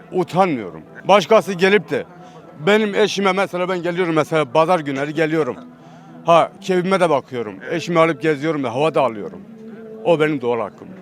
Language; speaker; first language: Turkish; non-native, local second language; Kurdish